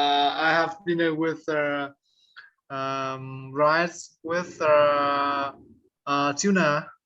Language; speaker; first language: English; non-native, learner; Vietnamese